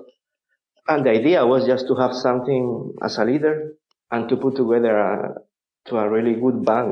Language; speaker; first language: English; non-native, fluent; Spanish